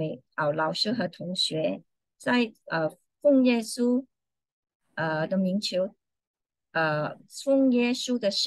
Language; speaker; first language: Chinese; non-native, fluent; English